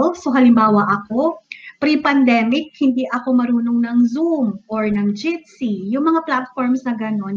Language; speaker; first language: English; non-native, local second language; Bikol